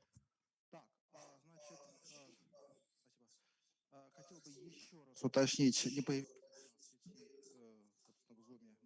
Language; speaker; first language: Russian; native; Russian